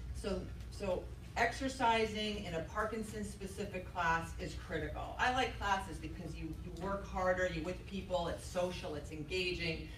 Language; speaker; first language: English; native; English